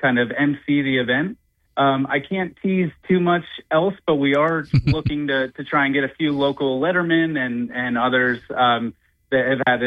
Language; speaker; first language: English; native; English